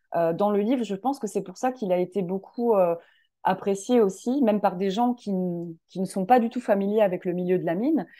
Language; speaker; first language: French; native; French